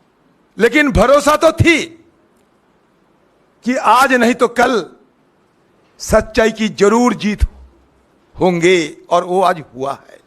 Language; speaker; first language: Hindi; non-native, local second language; Bangla